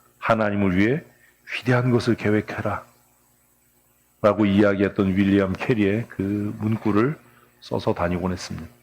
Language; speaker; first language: Korean; native; Korean